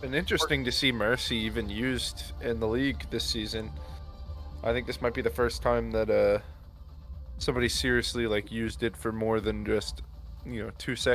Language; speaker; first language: English; native; English